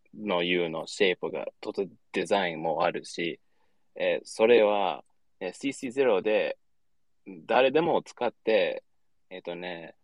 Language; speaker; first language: Japanese; non-native, learner; English